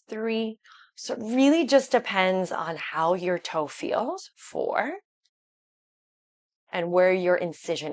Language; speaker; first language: English; native; English